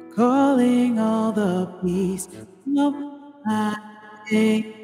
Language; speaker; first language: English; native; English